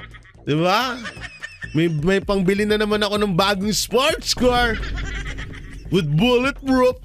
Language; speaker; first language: Filipino; native; Filipino